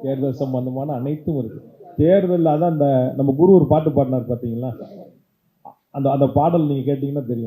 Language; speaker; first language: Tamil; native; Tamil